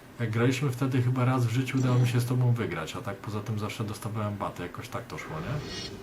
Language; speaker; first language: Polish; native; Polish